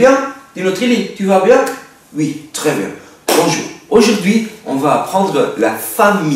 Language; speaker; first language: French; non-native, fluent; Spanish